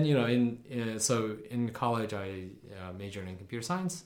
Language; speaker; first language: English; early bilingual, other home language; Chinese